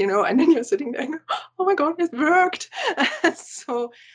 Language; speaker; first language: English; non-native, fluent; German